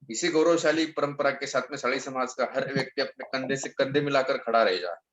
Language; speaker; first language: Hindi; non-native, local second language; Marathi